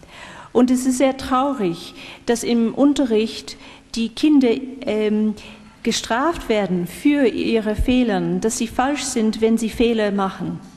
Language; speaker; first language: German; non-native, fluent; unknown